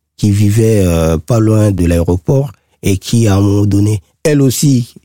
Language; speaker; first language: French; non-native, local second language; Sango